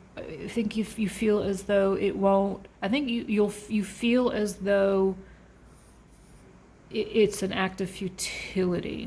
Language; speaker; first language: English; native; English